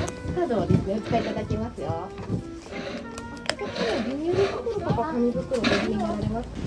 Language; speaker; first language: Japanese; native; Japanese